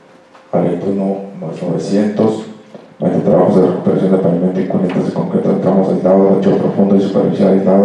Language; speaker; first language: Spanish; native; Spanish